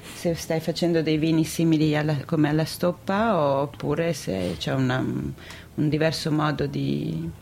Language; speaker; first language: Italian; native; Italian